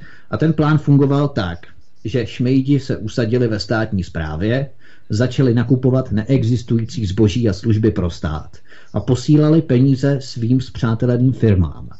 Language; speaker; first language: Czech; native; Czech